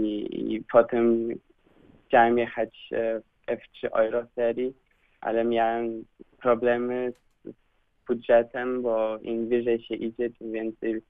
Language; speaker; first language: Polish; early bilingual, heritage; Polish